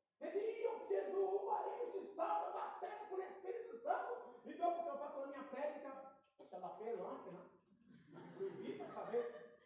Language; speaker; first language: Italian; non-native, fluent; Portuguese